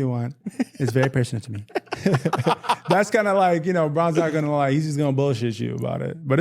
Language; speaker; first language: English; native; English